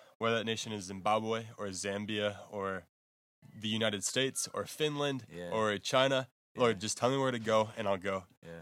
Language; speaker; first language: English; native; English